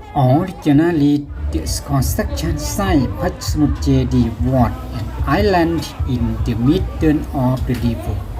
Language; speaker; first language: English; non-native, learner; Thai